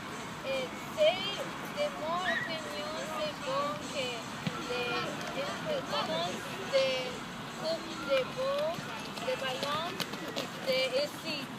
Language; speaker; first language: French; non-native, learner; English